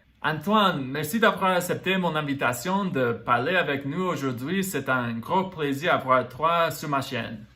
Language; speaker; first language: French; non-native, fluent; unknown